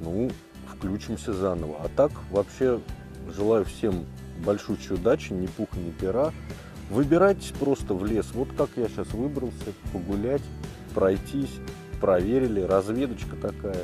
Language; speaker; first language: Russian; native; Russian